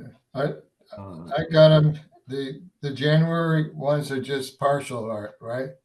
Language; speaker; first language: English; native; English